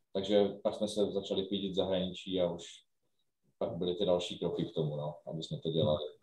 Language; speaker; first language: Czech; native; Czech